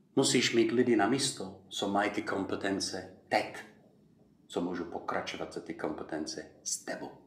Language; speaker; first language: Czech; non-native, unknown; English